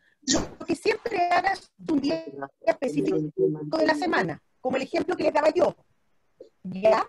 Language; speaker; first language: Spanish; native; Spanish